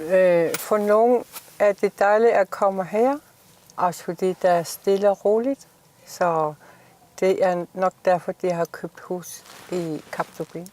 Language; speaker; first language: Danish; non-native, local second language; Kalaallisut